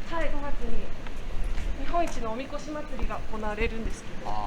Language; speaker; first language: Japanese; native; Japanese